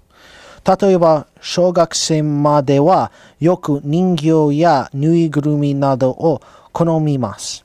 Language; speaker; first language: Japanese; non-native, learner; English